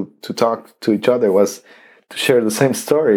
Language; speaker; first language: English; non-native, fluent; Spanish